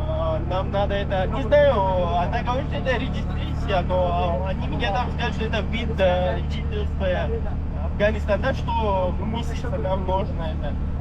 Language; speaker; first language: Russian; non-native, learner; Pashto